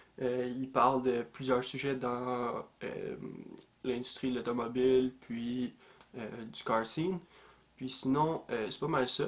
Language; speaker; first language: French; native; French